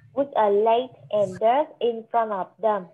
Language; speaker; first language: English; non-native, fluent; Vietnamese